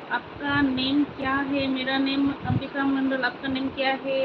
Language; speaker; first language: Hindi; non-native, local second language; Bangla